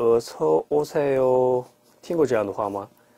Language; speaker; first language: Korean; non-native, fluent; Chinese